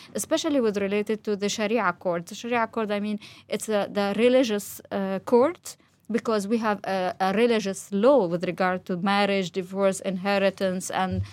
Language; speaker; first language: English; non-native, fluent; Arabic